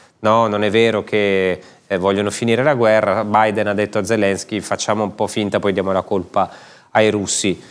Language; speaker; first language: Italian; native; Italian